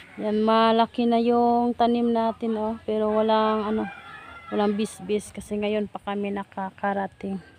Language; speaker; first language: Filipino; non-native, local second language; Hiligaynon